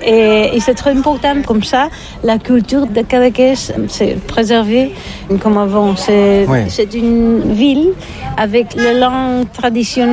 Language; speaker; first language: French; non-native, learner; Catalan